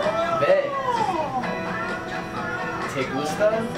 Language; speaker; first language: Spanish; non-native, learner; English